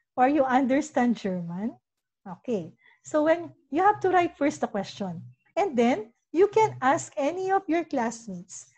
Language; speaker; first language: English; non-native, local second language; Filipino